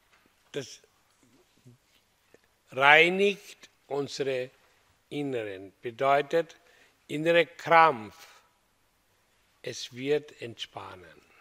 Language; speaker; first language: German; non-native, learner; Hindi